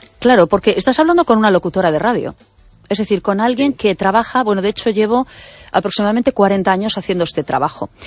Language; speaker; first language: Spanish; native; Spanish